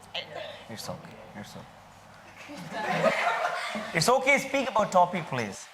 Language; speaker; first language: English; non-native, fluent; Hindi